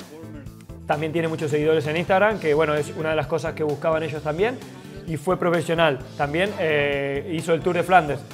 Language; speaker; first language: Spanish; native; Spanish